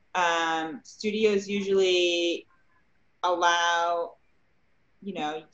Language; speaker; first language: English; native; English